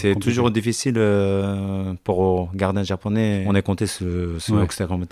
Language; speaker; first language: French; non-native, learner; Japanese